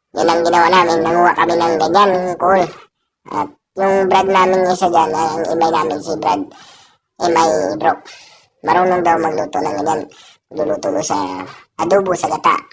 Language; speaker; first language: Filipino; non-native, local second language; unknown